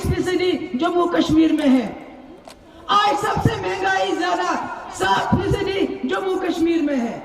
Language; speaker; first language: Urdu; non-native, local second language; Kashmiri